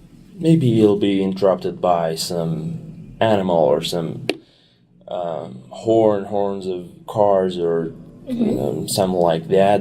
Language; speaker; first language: English; non-native, fluent; Persian